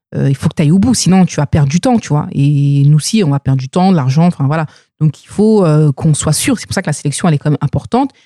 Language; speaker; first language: French; native; French